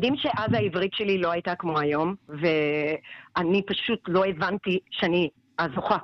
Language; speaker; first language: Hebrew; non-native, fluent; English